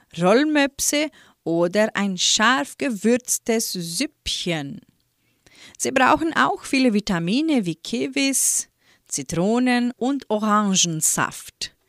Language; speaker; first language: German; native; German